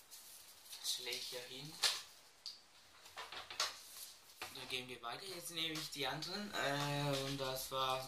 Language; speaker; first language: German; early bilingual, other home language; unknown